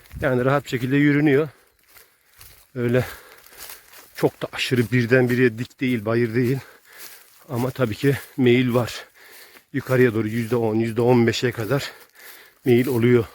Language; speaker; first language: Turkish; native; Turkish